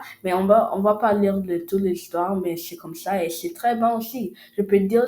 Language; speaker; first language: French; non-native, learner; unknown